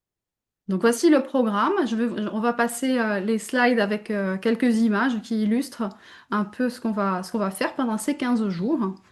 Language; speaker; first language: French; native; French